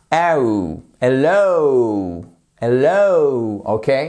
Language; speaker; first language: English; non-native, fluent; French